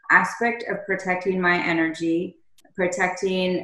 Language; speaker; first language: English; native; English